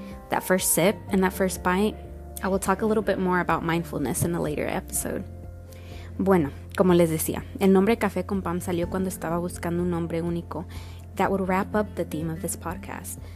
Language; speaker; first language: English; early bilingual, other home language; Spanish